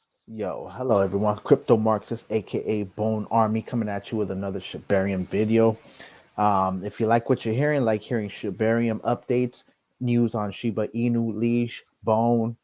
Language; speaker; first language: English; native; English